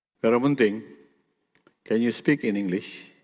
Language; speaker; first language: English; non-native, local second language; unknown